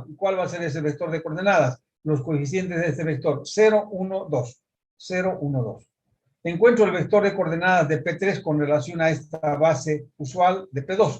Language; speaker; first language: Spanish; native; Spanish